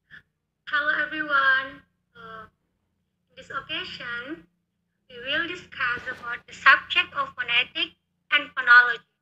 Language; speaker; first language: English; non-native, learner; Indonesian